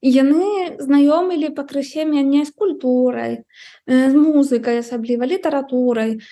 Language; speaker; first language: Belarusian; non-native, fluent; Spanish